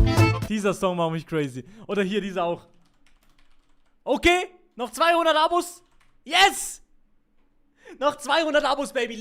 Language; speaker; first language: German; native; German